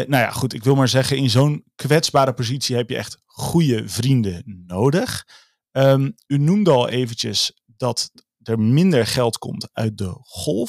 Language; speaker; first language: Dutch; native; Dutch